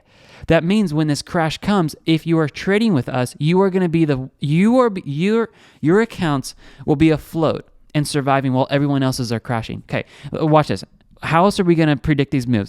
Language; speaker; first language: English; native; English